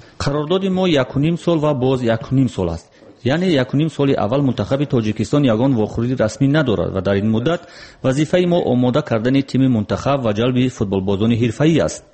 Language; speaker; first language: Tajik; native; Tajik